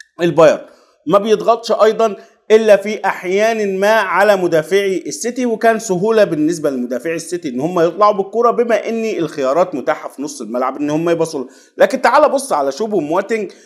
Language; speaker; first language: Arabic; native; Arabic